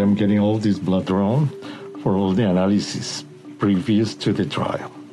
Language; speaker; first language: English; non-native, fluent; Spanish